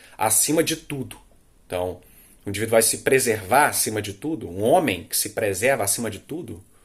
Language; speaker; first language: Portuguese; native; Portuguese